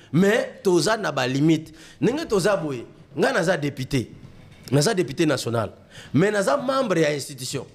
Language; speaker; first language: French; non-native, local second language; Lingala